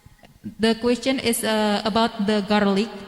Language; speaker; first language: English; non-native, learner; Indonesian